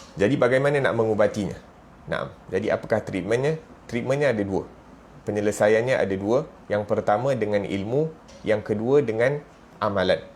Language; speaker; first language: Malay; native; Malay